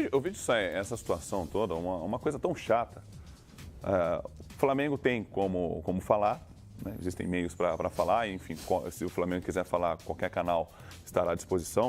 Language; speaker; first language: Portuguese; native; Portuguese